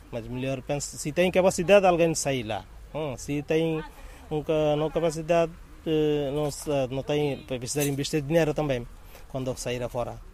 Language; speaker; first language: Portuguese; non-native, learner; Bangla